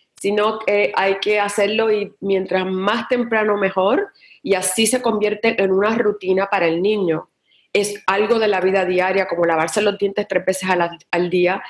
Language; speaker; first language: Spanish; native; Spanish